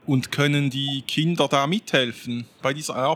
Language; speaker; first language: German; native; German